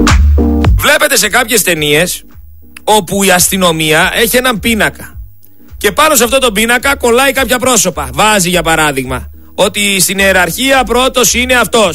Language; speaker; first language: Greek; native; Greek